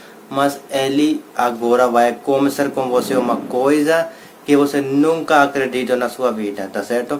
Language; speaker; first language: Portuguese; non-native, learner; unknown